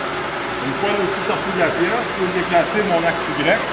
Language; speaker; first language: French; native; French